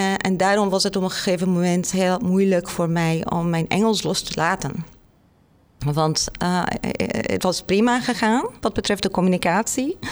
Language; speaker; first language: Dutch; non-native, fluent; Arabic